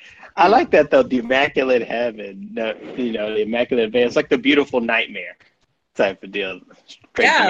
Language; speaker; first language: English; native; English